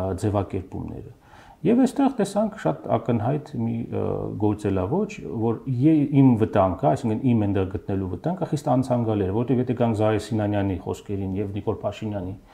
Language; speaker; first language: Armenian; native; Armenian